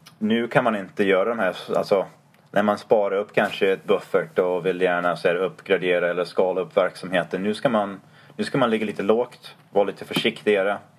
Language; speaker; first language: Swedish; non-native, fluent; English